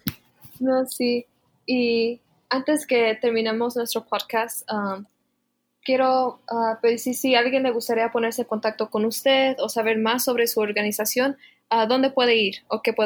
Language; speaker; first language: Spanish; early bilingual, heritage; Spanish